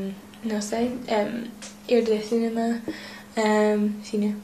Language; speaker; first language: Spanish; non-native, learner; English